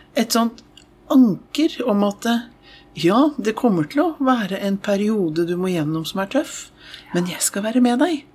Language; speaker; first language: Norwegian; native; Norwegian